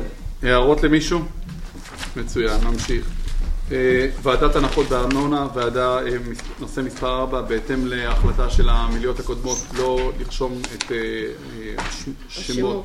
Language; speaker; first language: Hebrew; native; Hebrew